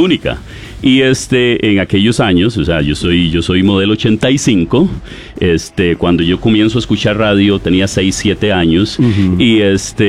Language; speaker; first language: Spanish; native; Spanish